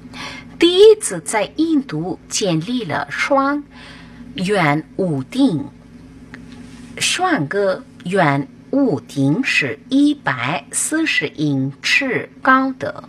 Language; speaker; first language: Chinese; non-native, learner; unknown